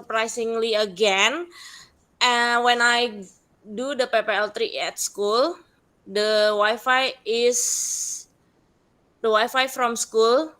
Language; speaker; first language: English; non-native, learner; Indonesian